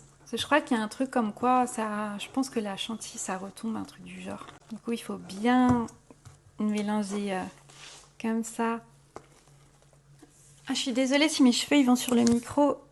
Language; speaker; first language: French; native; French